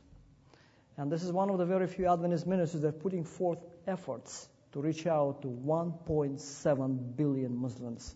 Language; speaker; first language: English; non-native, fluent; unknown